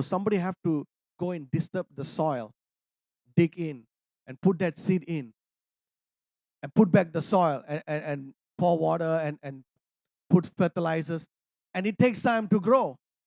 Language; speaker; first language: English; non-native, local second language; Tamil